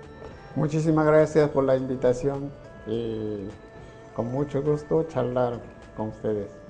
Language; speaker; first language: Spanish; non-native, fluent; Chinese